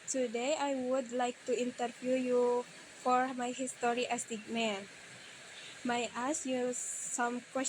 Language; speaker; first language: English; non-native, learner; Indonesian